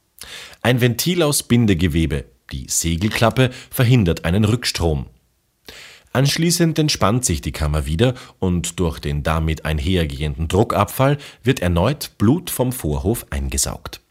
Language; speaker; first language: German; native; German